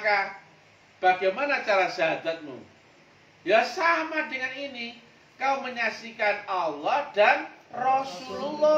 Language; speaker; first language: Indonesian; native; Indonesian